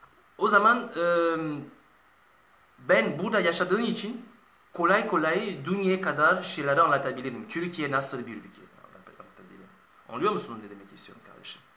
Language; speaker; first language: Turkish; non-native, learner; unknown